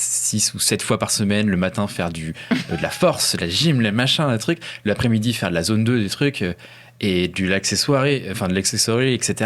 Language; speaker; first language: French; native; French